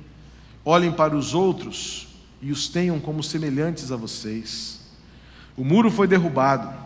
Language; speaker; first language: Portuguese; native; Portuguese